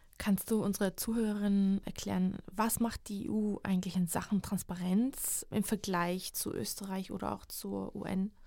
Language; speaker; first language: German; non-native, fluent; Georgian